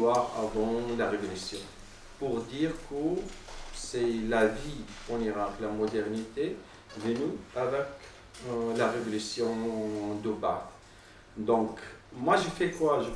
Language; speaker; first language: French; non-native, learner; Arabic